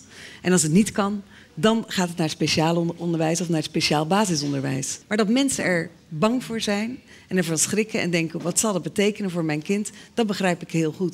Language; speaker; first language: Dutch; native; Dutch